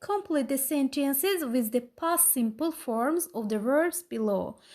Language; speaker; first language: English; non-native, fluent; Azerbaijani